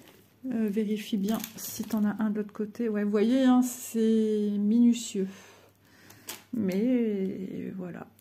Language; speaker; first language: French; native; French